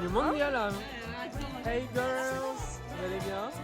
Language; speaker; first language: French; native; French